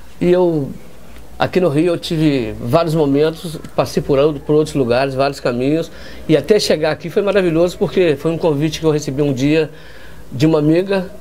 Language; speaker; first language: Portuguese; native; Portuguese